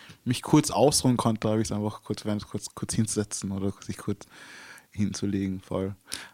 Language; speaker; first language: German; early bilingual, other home language; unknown